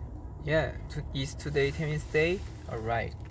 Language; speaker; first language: English; non-native, learner; Korean